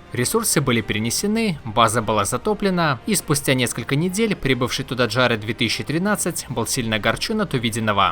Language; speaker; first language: Russian; native; Russian